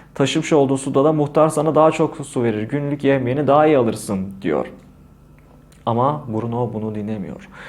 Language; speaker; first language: Turkish; native; Turkish